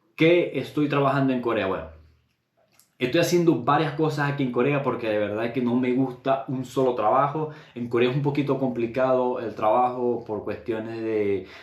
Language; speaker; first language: Spanish; native; Spanish